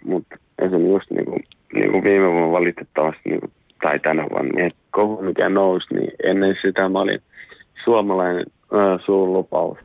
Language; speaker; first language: Finnish; early bilingual, other home language; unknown